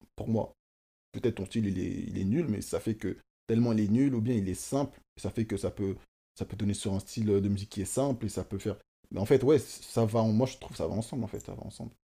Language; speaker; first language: French; early bilingual, other home language; Kongo